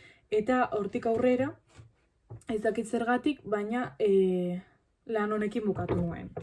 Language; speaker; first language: Basque; non-native, local second language; Spanish